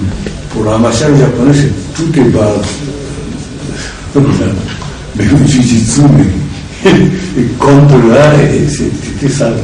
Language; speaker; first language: French; non-native, learner; Japanese